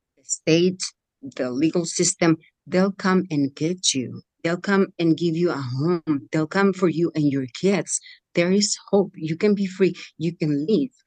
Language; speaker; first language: English; non-native, fluent; Spanish